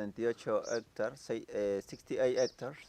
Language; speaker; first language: Spanish; native; Spanish